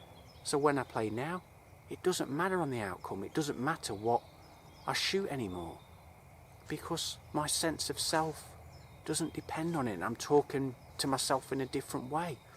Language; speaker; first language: English; native; English